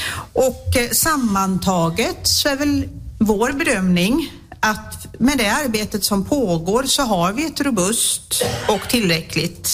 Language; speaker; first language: Swedish; native; Swedish